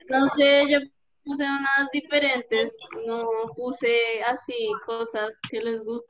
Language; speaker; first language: Spanish; native; Spanish